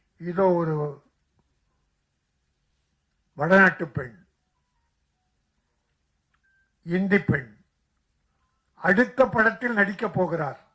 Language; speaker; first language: Tamil; native; Tamil